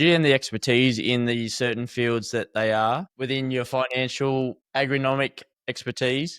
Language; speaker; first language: English; native; English